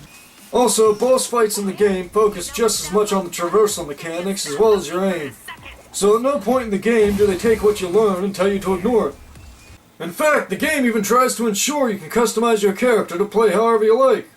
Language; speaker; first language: English; native; English